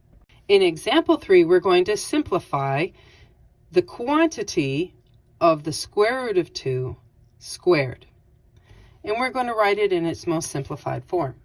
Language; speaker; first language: English; native; English